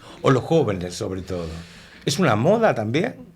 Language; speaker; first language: Spanish; native; Spanish